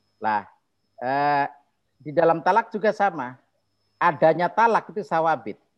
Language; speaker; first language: Indonesian; non-native, local second language; Javanese